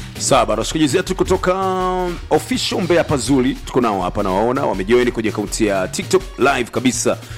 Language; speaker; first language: Swahili; native; Swahili